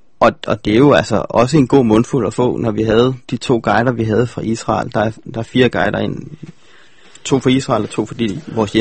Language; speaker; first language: Danish; native; Danish